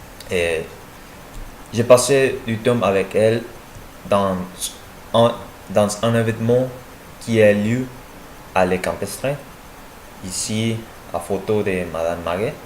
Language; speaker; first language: French; non-native, learner; Spanish